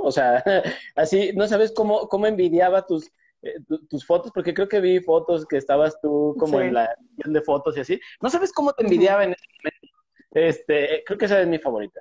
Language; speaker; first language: Spanish; native; Spanish